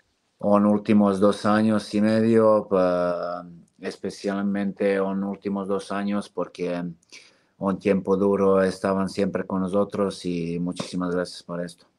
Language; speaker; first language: Spanish; non-native, fluent; Serbian